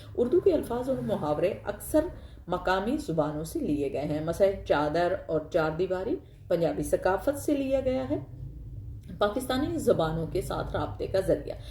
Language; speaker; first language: Urdu; native; Urdu